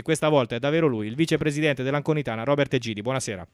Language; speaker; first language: Italian; native; Italian